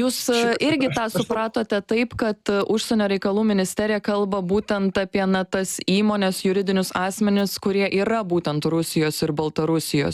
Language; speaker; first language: Lithuanian; native; Lithuanian